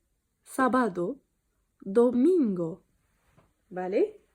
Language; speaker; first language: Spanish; non-native, learner; Arabic